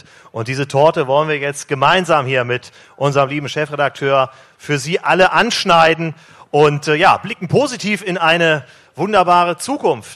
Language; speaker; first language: German; native; German